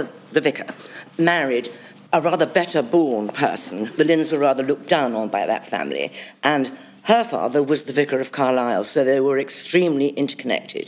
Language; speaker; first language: English; native; English